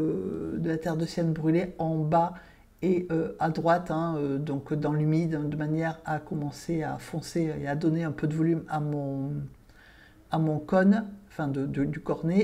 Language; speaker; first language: French; native; French